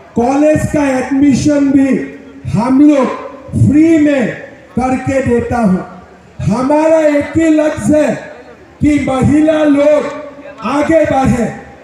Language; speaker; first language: Hindi; non-native, local second language; Assamese